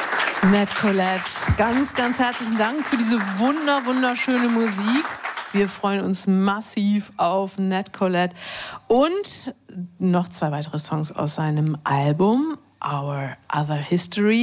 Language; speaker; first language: German; native; German